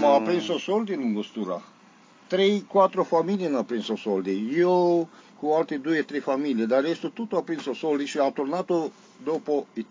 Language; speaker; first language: Italian; non-native, learner; Romanian